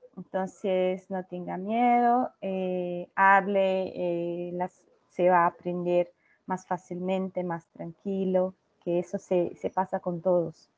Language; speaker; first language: Spanish; non-native, learner; Portuguese